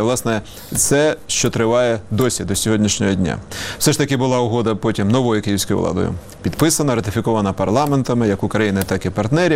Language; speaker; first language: Ukrainian; native; Ukrainian